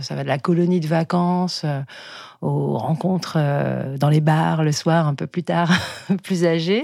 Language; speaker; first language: French; native; French